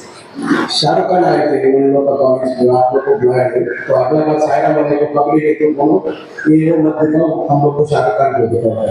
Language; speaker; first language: Hindi; non-native, local second language; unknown